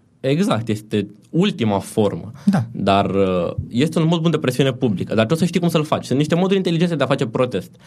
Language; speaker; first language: Romanian; native; Romanian